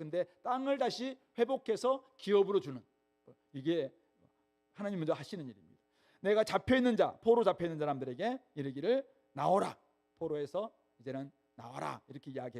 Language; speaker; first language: Korean; native; Korean